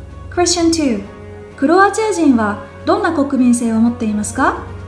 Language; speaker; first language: Japanese; native; Japanese